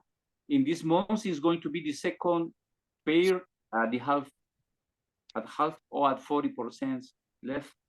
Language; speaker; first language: English; non-native, learner; Spanish